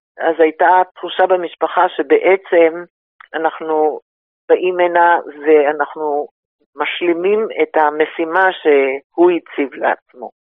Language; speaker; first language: Hebrew; native; Hebrew